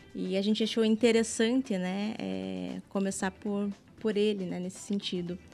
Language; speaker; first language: Portuguese; native; Portuguese